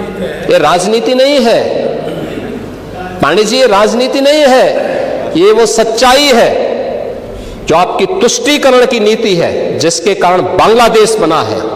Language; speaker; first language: Hindi; native; Hindi